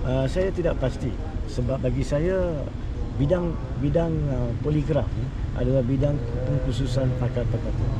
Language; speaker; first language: Malay; native; Malay